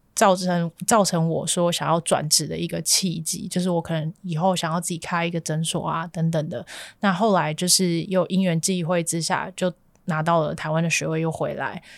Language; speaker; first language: Chinese; native; Chinese